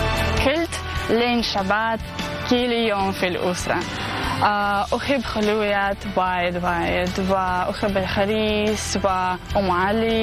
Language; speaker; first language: Arabic; non-native, learner; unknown